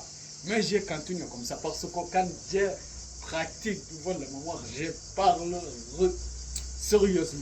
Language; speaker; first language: French; non-native, learner; Arabic